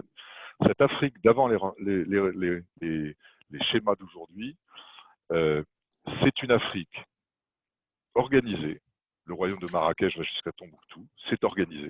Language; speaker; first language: French; native; French